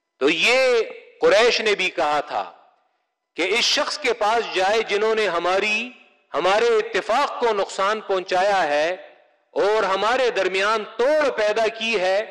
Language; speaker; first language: Urdu; non-native, local second language; Pashto